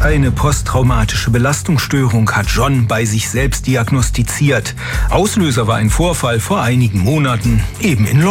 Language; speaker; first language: German; native; German